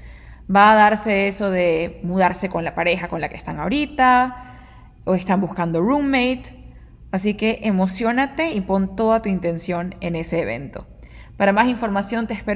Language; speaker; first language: Spanish; native; Spanish